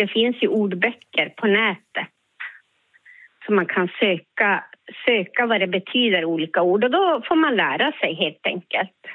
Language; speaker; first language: Swedish; native; Swedish